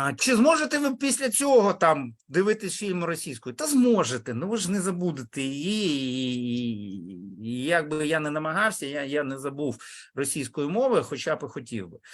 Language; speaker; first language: Ukrainian; non-native, local second language; Russian